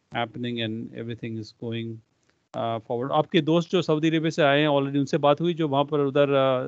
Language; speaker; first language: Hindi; non-native, local second language; Punjabi